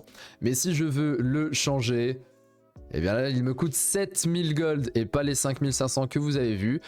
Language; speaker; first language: French; native; French